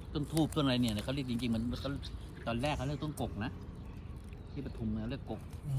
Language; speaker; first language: Thai; native; Thai